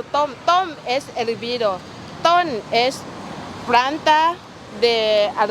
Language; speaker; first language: Spanish; non-native, learner; Thai